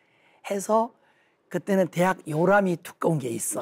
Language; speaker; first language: Korean; native; Korean